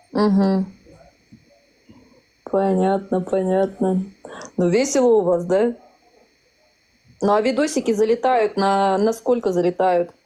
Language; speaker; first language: Russian; native; Russian